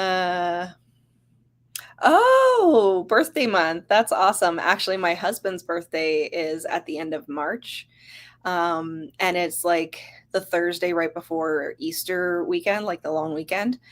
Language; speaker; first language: English; native; English